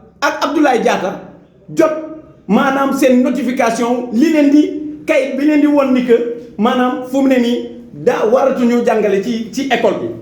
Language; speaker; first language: Wolof; non-native, local second language; Jola-Fonyi